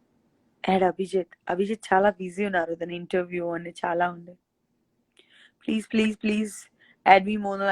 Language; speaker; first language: Telugu; non-native, local second language; Gujarati